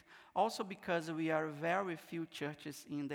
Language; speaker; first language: English; non-native, learner; Portuguese